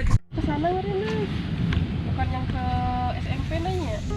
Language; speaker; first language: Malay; non-native, local second language; Sundanese